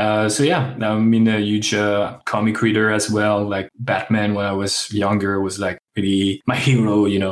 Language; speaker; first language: English; non-native, fluent; French